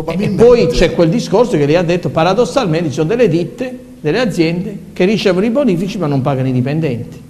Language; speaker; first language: Italian; native; Italian